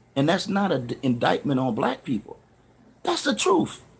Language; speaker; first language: English; native; English